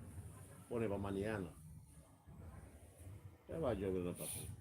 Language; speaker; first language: Spanish; non-native, learner; Romanian